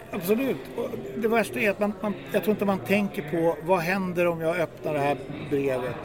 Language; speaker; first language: Swedish; native; Swedish